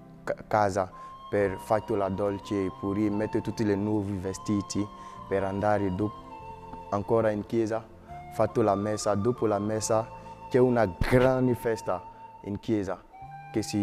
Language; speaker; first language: Italian; non-native, learner; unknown